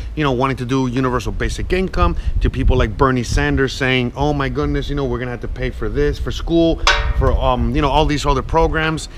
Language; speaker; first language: English; native; English